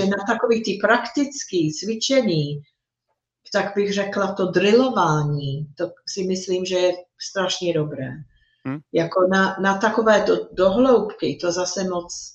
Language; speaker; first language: Czech; non-native, fluent; English